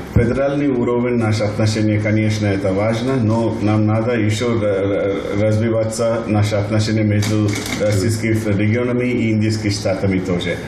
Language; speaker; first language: Russian; non-native, learner; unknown